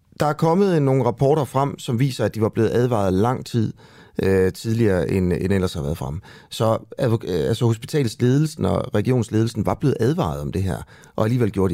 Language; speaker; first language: Danish; native; Danish